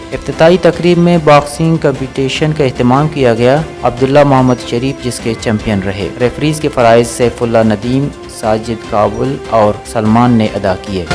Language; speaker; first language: Urdu; non-native, local second language; Baluchi